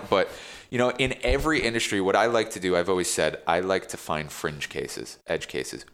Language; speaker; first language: English; native; English